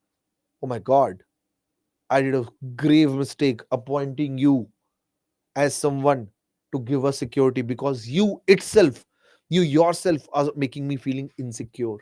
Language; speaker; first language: English; non-native, local second language; Hindi